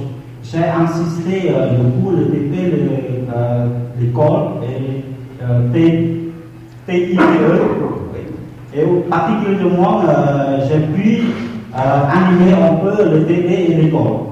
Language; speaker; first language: French; non-native, fluent; Khmer